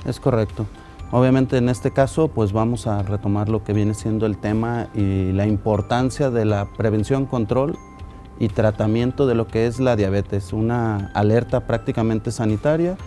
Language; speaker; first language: Spanish; native; Spanish